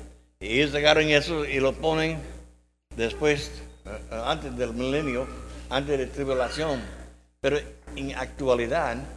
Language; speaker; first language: Spanish; non-native, learner; English